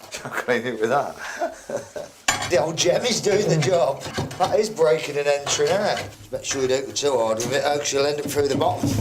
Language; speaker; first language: English; native; English